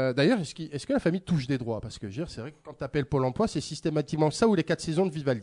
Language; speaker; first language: French; native; French